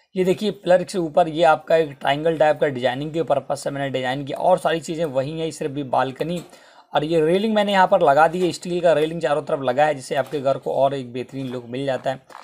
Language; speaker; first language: Hindi; native; Hindi